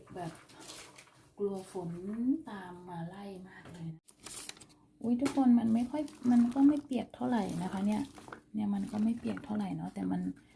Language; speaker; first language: Thai; native; Thai